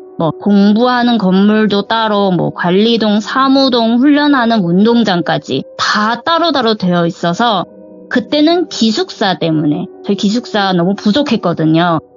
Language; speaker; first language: Korean; non-native, fluent; Chinese